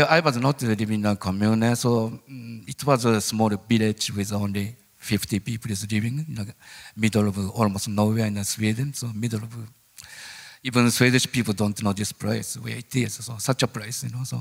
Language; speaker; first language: English; non-native, learner; Japanese